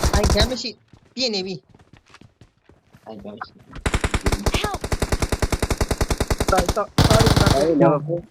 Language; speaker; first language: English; non-native, learner; Burmese